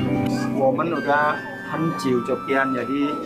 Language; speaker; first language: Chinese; early bilingual, heritage; Chinese